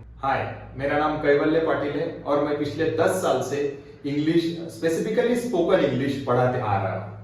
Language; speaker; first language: Hindi; non-native, local second language; Marathi